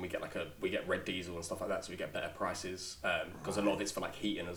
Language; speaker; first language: English; native; English